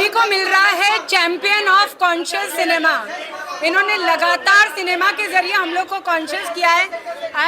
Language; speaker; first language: Hindi; native; Hindi